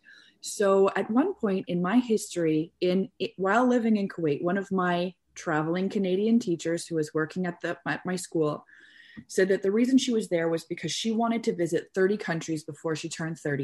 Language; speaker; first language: English; native; English